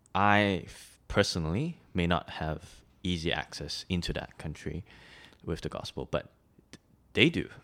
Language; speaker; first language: English; non-native, local second language; Chinese